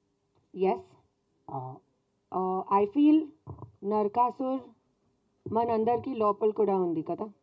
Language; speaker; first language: Telugu; non-native, fluent; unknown